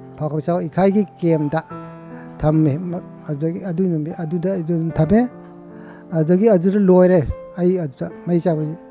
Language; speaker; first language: Manipuri; native; Manipuri